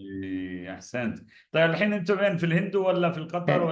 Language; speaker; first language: Arabic; non-native, fluent; Malayalam